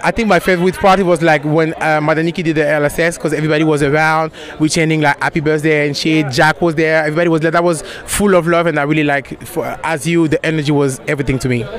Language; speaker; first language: English; non-native, fluent; French